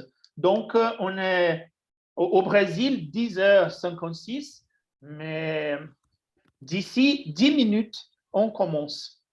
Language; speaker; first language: French; non-native, fluent; Portuguese